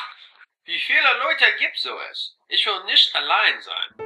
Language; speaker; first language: German; non-native, learner; English